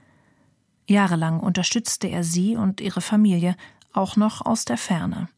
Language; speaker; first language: German; native; German